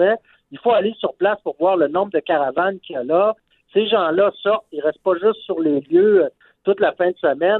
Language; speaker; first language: French; native; French